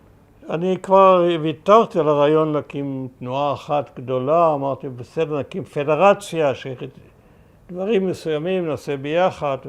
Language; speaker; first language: Hebrew; early bilingual, other home language; German